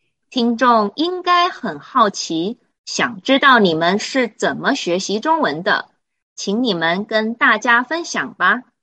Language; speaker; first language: Chinese; native; Chinese